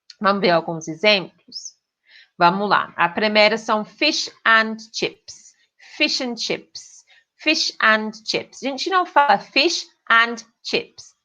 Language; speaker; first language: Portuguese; non-native, fluent; English